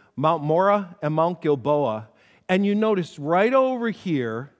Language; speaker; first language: English; native; English